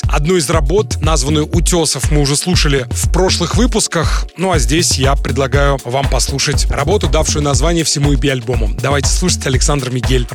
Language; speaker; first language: Russian; native; Russian